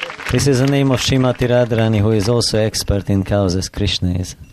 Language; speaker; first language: English; non-native, fluent; Hungarian